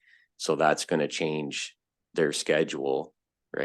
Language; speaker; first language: English; native; English